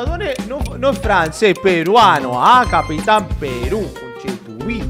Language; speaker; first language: Spanish; native; Spanish